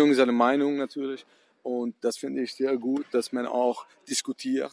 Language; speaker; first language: German; non-native, fluent; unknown